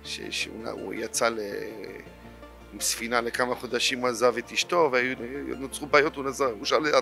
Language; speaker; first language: Hebrew; non-native, fluent; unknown